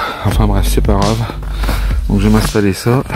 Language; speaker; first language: French; native; French